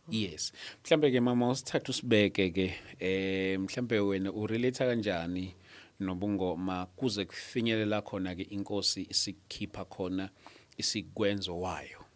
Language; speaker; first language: Zulu; native; Zulu